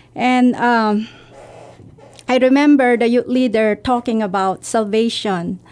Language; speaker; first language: English; non-native, local second language; Filipino